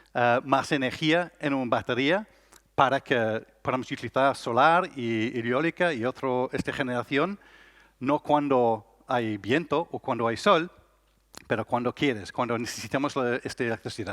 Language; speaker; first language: Spanish; non-native, learner; English